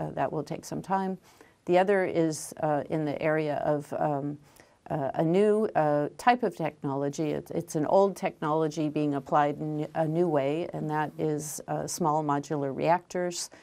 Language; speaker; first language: English; native; English